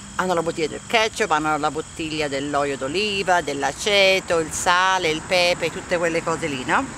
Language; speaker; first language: Italian; early bilingual, heritage; Italian